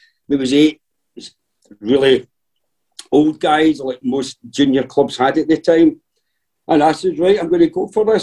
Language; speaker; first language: English; native; English